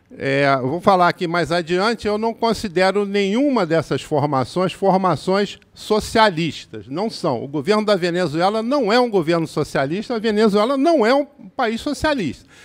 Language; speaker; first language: Portuguese; native; Portuguese